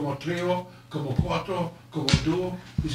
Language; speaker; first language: Spanish; non-native, learner; English